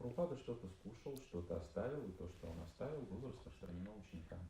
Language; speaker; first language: Russian; native; Russian